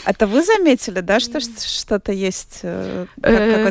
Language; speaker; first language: Russian; native; Russian